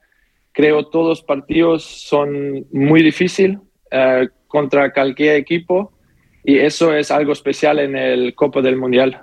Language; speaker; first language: Spanish; non-native, learner; German